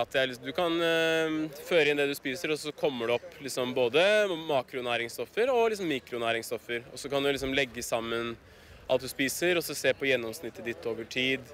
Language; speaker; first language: Norwegian; native; Norwegian